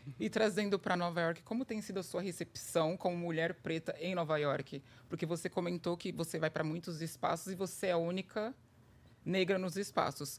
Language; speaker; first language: Portuguese; native; Portuguese